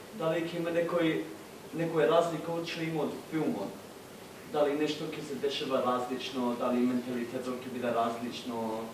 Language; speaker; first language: Macedonian; non-native, learner; English